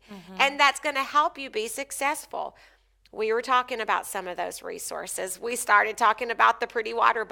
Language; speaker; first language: English; native; English